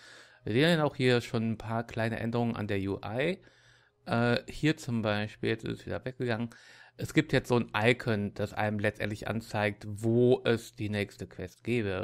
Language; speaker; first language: German; native; German